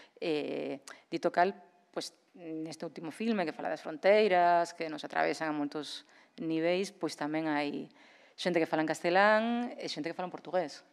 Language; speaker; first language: Galician; non-native, local second language; Spanish